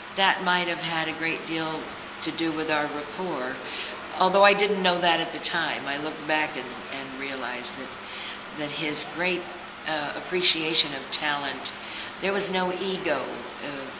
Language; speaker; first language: English; native; English